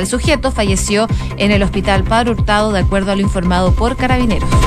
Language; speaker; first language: Spanish; native; Spanish